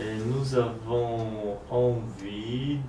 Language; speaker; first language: French; non-native, learner; Polish